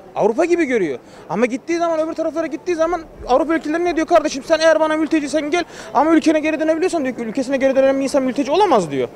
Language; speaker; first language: Turkish; native; Turkish